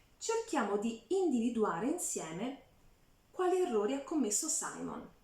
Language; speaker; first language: Italian; native; Italian